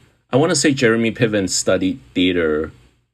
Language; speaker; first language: English; non-native, local second language; Cantonese